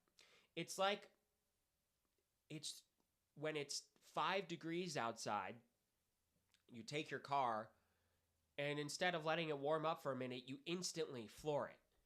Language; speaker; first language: English; native; English